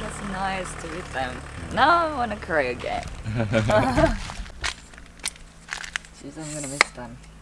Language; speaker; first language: English; non-native, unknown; Korean